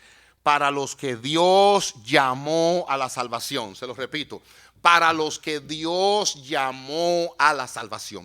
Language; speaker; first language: Spanish; native; Spanish